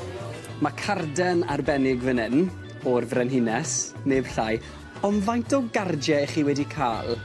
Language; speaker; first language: Welsh; native; Welsh